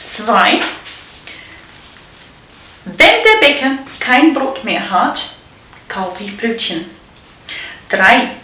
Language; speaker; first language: German; non-native, fluent; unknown